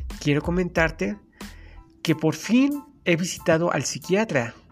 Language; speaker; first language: Spanish; native; Spanish